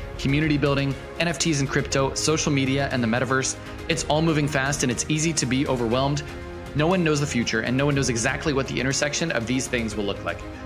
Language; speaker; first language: English; native; English